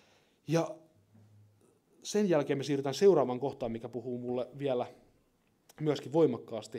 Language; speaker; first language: Finnish; native; Finnish